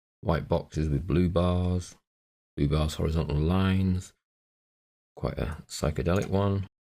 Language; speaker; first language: English; native; English